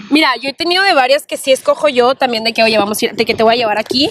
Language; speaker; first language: Spanish; early bilingual, heritage; Spanish